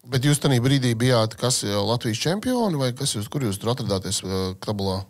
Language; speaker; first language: Latvian; native; Latvian